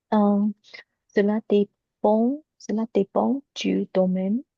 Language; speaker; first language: French; non-native, learner; Chinese